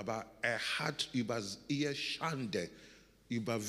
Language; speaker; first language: German; non-native, learner; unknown